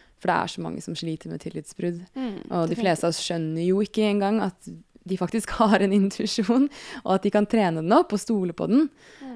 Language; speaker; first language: Norwegian; native; Norwegian